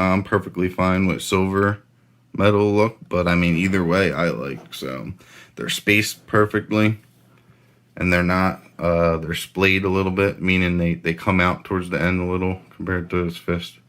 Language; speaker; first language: English; native; English